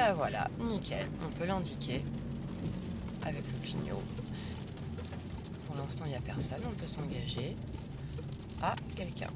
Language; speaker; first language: French; native; French